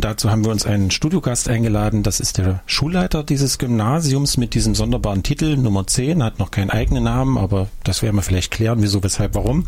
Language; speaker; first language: German; native; German